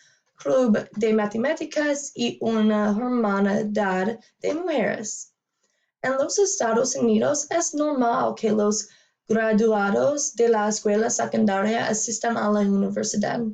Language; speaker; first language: Spanish; non-native, learner; English